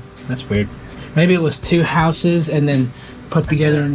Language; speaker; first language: English; native; English